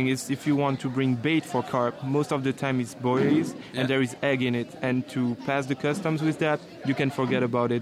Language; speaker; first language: English; non-native, fluent; French